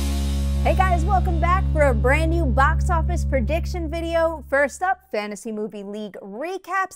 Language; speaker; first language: English; native; English